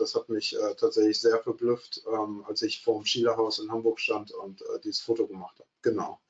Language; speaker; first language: German; native; German